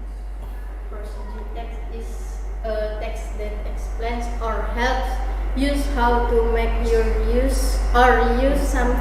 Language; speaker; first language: English; non-native, learner; Indonesian